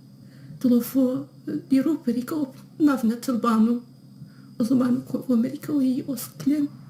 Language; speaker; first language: Norwegian; non-native, learner; Kurdish